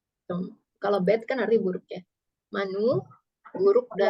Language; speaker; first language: Indonesian; native; Indonesian